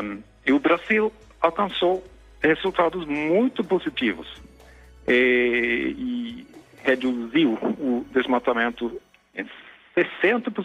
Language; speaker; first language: Portuguese; non-native, fluent; Norwegian